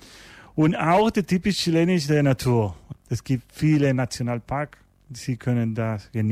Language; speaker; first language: German; non-native, learner; Spanish